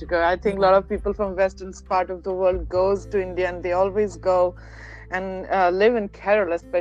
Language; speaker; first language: English; non-native, local second language; Hindi